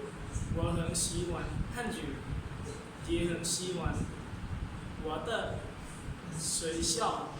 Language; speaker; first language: Chinese; non-native, learner; Lao